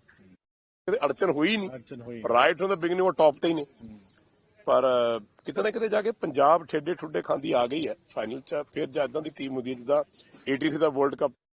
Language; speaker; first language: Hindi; non-native, local second language; Punjabi